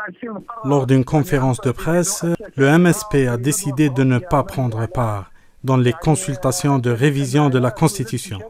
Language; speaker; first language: French; non-native, local second language; Arabic